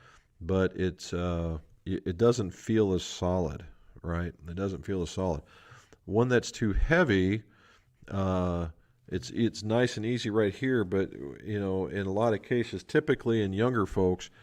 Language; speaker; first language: English; native; English